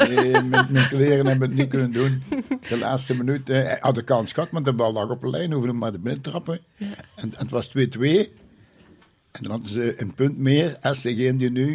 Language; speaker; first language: Dutch; native; Dutch